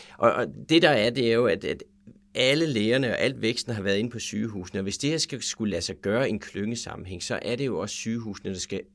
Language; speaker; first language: Danish; native; Danish